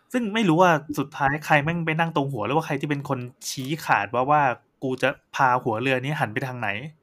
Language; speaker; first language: Thai; native; Thai